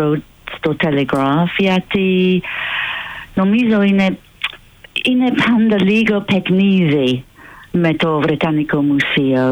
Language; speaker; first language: Greek; non-native, fluent; English